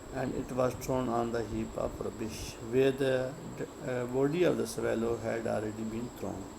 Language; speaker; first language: English; non-native, local second language; Urdu